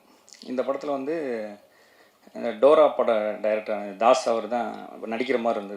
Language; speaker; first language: Tamil; native; Tamil